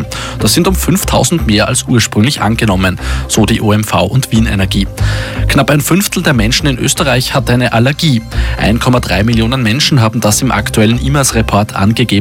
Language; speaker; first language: German; native; German